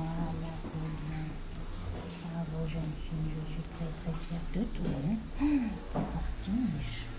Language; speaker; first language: French; native; French